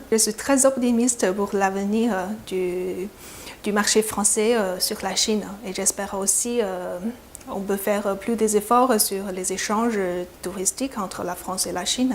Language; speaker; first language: French; non-native, fluent; Chinese